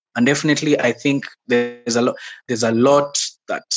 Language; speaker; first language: English; non-native, local second language; Swahili